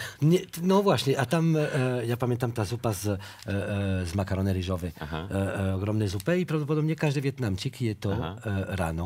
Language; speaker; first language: Polish; non-native, fluent; French